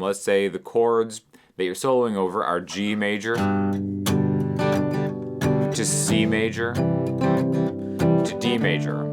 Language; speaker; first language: English; native; English